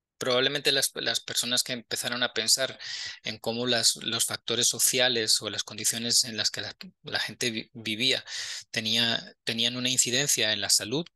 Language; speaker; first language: Spanish; native; Spanish